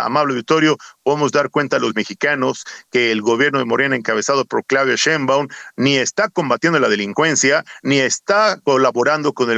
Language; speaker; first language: Spanish; native; Spanish